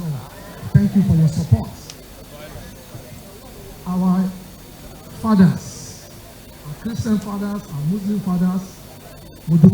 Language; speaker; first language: English; non-native, local second language; Yoruba